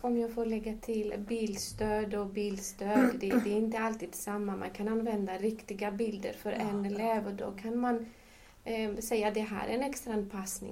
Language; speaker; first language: Swedish; non-native, fluent; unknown